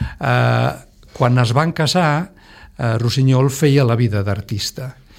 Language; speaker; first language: Catalan; non-native, local second language; Spanish